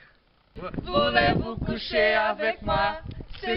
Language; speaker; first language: French; non-native, learner; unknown